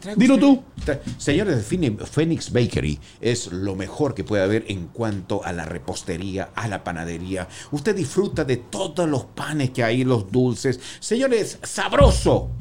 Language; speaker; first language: Spanish; native; Spanish